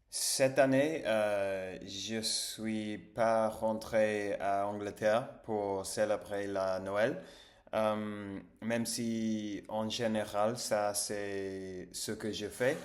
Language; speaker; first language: French; non-native, learner; English